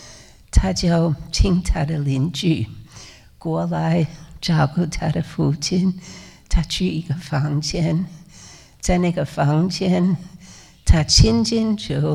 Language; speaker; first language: Chinese; non-native, fluent; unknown